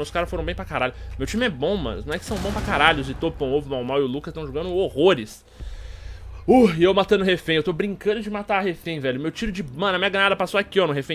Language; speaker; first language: Portuguese; native; Portuguese